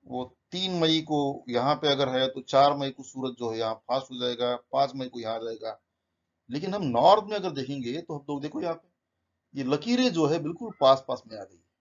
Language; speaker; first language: Hindi; non-native, local second language; Marathi